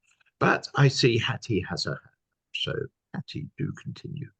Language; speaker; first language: English; native; English